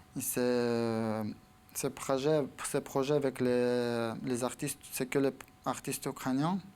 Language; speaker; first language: French; non-native, fluent; Ukrainian